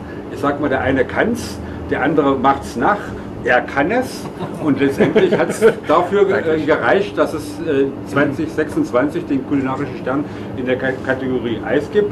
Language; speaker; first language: German; native; German